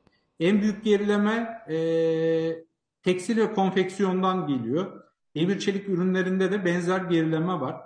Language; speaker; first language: Turkish; native; Turkish